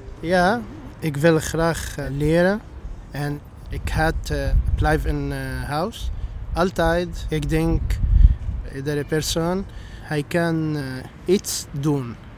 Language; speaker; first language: Dutch; non-native, learner; Arabic